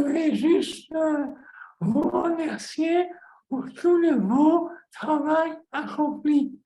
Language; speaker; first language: French; non-native, fluent; Greek